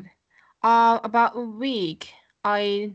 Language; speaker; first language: English; non-native, fluent; Japanese